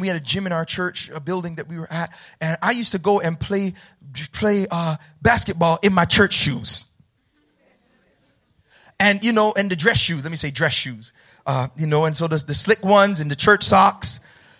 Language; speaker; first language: English; native; English